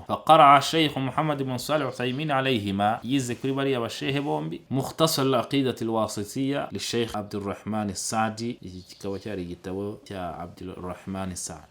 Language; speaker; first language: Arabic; non-native, fluent; Kinyarwanda